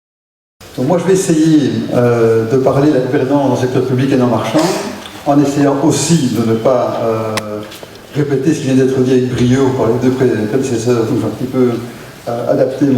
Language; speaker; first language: French; native; French